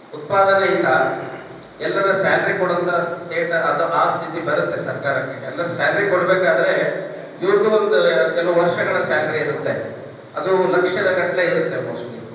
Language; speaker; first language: Kannada; native; Kannada